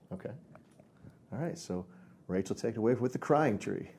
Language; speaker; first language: English; native; English